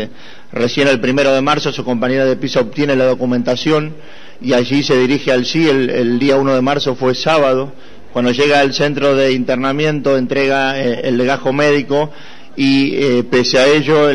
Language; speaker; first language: Spanish; native; Spanish